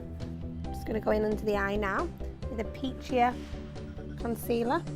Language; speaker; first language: English; native; English